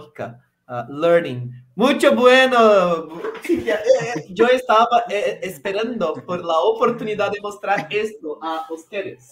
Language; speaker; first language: Spanish; non-native, local second language; Portuguese